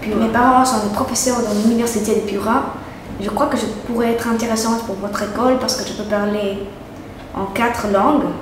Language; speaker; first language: French; non-native, fluent; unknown